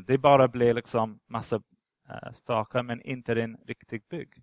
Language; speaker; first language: Swedish; non-native, fluent; English